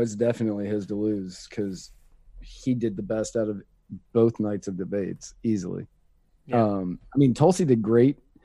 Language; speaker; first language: English; native; English